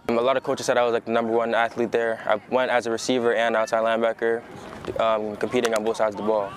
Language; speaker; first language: English; native; English